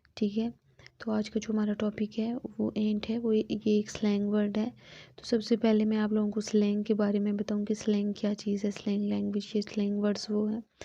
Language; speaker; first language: Urdu; non-native, local second language; Punjabi